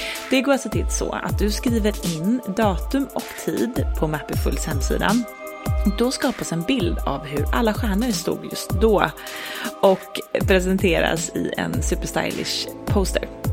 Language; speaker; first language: Swedish; native; Swedish